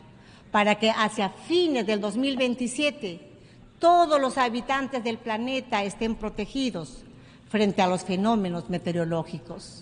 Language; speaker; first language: Spanish; native; Spanish